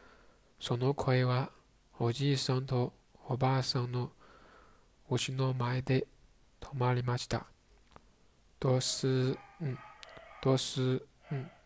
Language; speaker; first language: Japanese; non-native, learner; Chinese